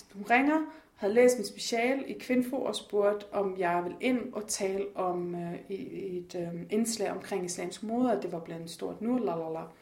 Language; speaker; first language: Danish; native; Danish